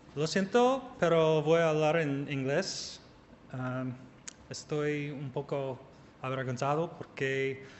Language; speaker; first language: Spanish; non-native, learner; English